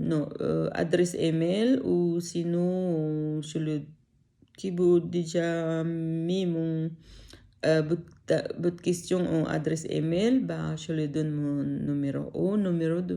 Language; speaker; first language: French; non-native, learner; Filipino